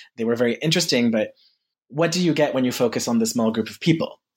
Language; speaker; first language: English; early bilingual, heritage; French